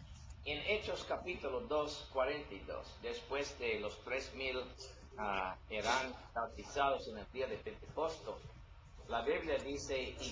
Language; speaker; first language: Spanish; non-native, learner; English